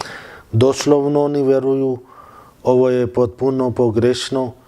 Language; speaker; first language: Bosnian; non-native, fluent; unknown